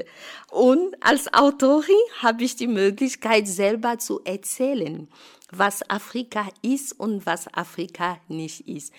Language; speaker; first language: German; non-native, fluent; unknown